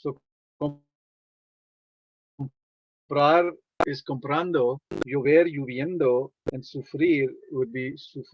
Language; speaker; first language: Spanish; non-native, fluent; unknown